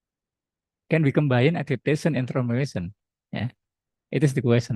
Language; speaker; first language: English; non-native, learner; Indonesian